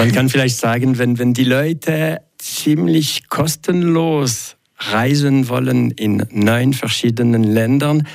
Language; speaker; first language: German; non-native, local second language; French